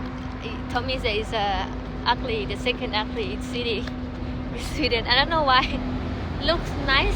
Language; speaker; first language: English; non-native, learner; Thai